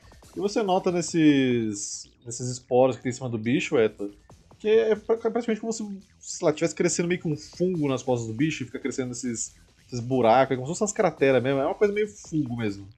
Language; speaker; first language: Portuguese; native; Portuguese